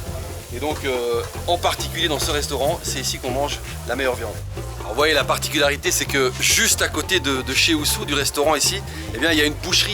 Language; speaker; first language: French; native; French